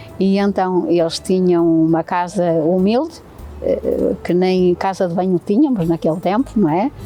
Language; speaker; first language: Portuguese; native; Portuguese